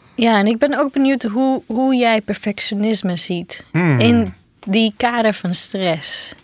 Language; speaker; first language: Dutch; non-native, fluent; Portuguese